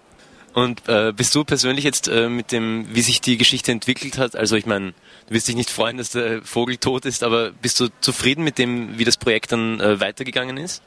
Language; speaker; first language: German; native; German